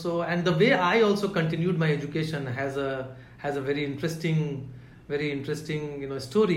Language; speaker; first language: English; non-native, local second language; Hindi